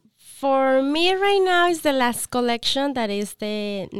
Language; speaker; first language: English; non-native, learner; Spanish